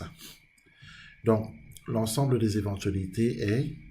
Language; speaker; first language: French; native; French